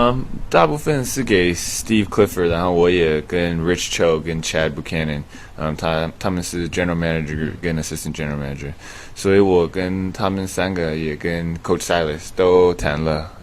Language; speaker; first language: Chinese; early bilingual, heritage; English